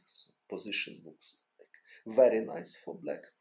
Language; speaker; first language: English; non-native, fluent; Ukrainian